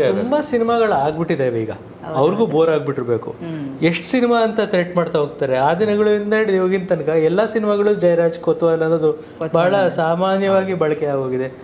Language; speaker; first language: Kannada; native; Kannada